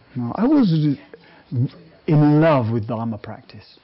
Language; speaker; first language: English; native; English